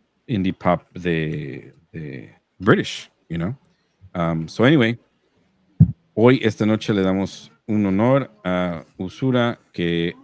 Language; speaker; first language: Spanish; early bilingual, heritage; Spanish